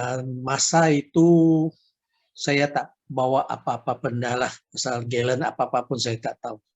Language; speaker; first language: Indonesian; non-native, local second language; Chinese